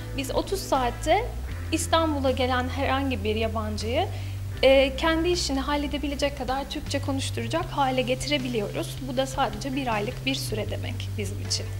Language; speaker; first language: Turkish; native; Turkish